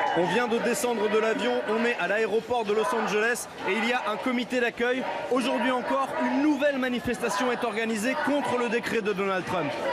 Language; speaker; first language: French; native; French